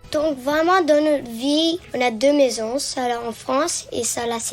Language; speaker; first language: French; early bilingual, heritage; French